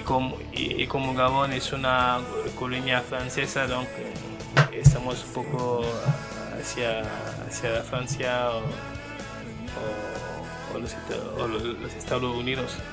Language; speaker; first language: Spanish; non-native, fluent; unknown